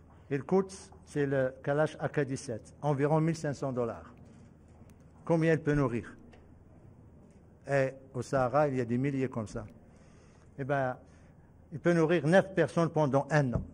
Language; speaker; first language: French; non-native, local second language; Arabic